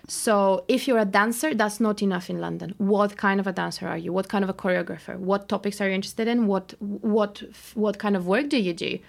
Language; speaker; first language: English; non-native, fluent; Bulgarian